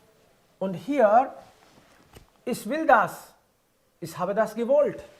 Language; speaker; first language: German; non-native, fluent; Hindi